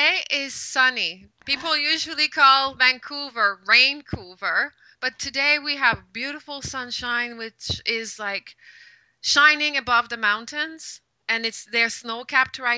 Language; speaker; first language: English; non-native, fluent; French